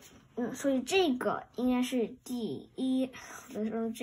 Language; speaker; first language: Chinese; early bilingual, heritage; Chinese